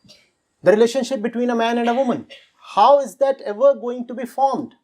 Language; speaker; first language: English; non-native, local second language; Hindi